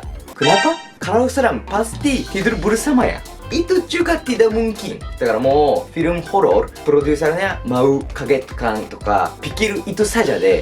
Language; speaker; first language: Indonesian; non-native, learner; Japanese